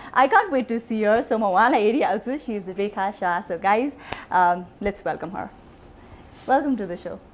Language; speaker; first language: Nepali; native; Nepali